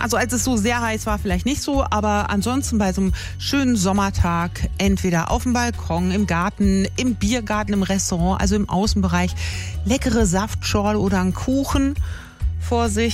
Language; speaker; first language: German; native; German